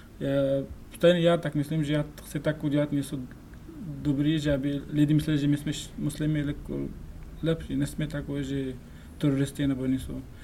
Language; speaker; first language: Czech; non-native, learner; Pashto